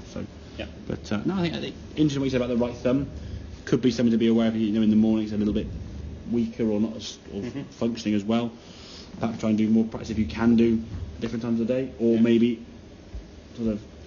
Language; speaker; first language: English; native; English